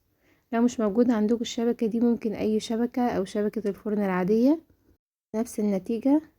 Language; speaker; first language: Arabic; native; Arabic